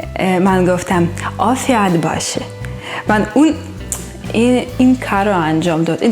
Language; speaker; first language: Persian; non-native, learner; Russian